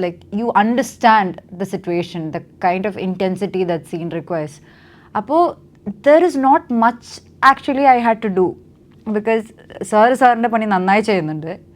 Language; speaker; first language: English; non-native, local second language; Malayalam